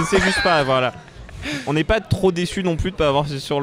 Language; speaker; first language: French; native; French